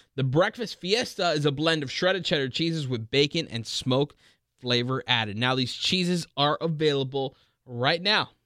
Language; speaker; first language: English; native; English